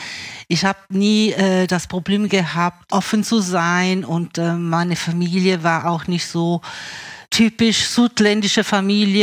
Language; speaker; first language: German; early bilingual, other home language; Italian